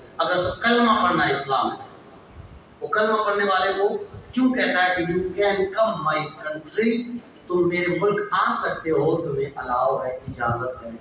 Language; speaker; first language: Urdu; non-native, local second language; Baluchi